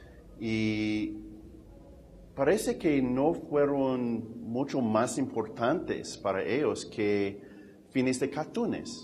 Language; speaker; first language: Spanish; non-native, fluent; English